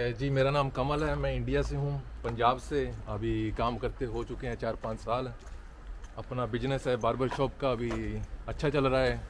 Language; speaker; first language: Hindi; non-native, local second language; Punjabi